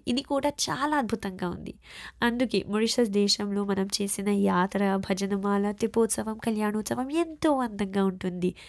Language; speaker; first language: Telugu; early bilingual, heritage; Telugu